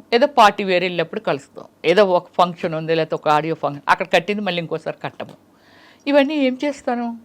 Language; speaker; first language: Telugu; native; Telugu